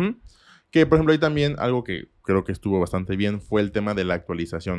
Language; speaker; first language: Spanish; native; Spanish